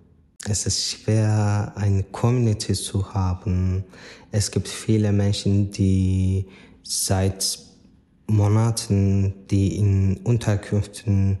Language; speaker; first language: German; non-native, fluent; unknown